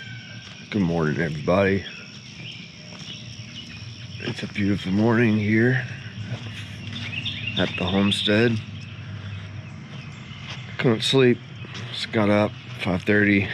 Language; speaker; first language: English; native; English